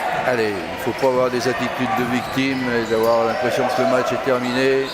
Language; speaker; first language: French; native; French